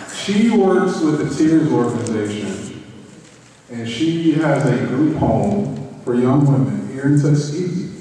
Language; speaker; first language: English; native; English